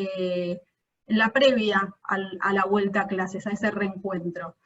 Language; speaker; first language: Spanish; native; Spanish